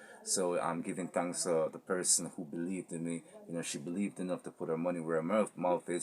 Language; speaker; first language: English; native; English